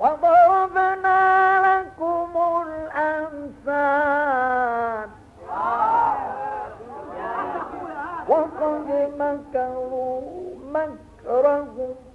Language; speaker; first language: Arabic; native; Arabic